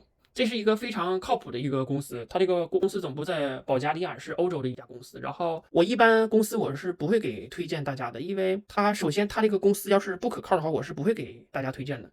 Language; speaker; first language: Chinese; native; Chinese